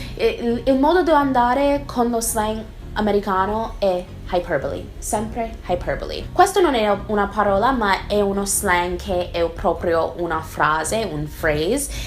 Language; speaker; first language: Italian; non-native, fluent; English